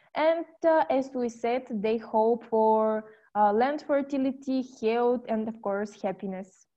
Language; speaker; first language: English; non-native, fluent; Bulgarian